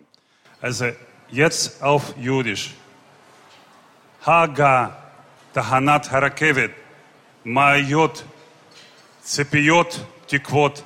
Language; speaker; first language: German; non-native, fluent; Russian